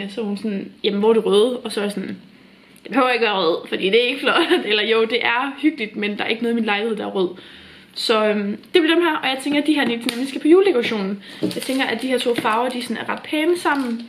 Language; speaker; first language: Danish; native; Danish